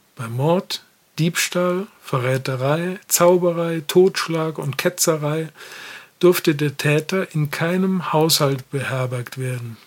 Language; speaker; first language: German; native; German